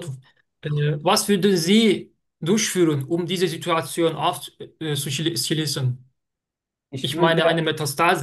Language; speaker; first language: German; non-native, learner; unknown